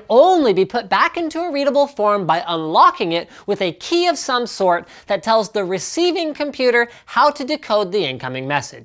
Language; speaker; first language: English; native; English